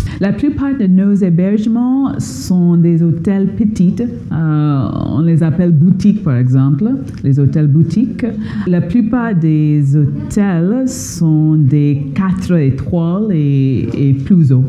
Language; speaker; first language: French; non-native, fluent; English